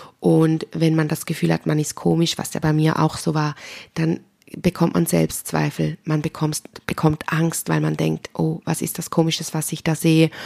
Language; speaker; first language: German; native; German